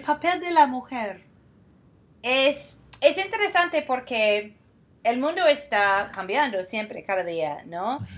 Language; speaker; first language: Spanish; non-native, fluent; English